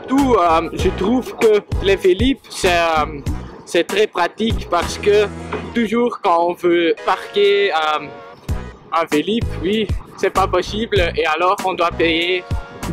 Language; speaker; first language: French; non-native, learner; Dutch